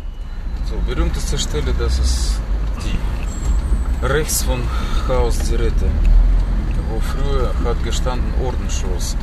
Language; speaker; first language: German; non-native, learner; Russian